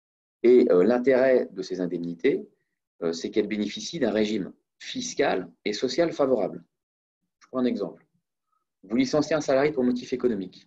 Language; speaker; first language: French; native; French